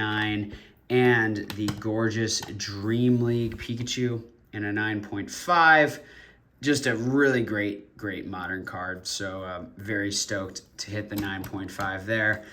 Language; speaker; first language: English; native; English